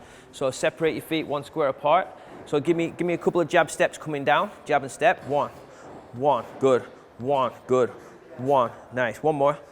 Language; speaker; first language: English; native; English